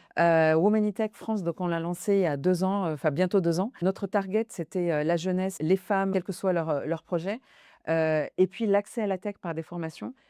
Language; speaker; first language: French; early bilingual, other home language; Arabic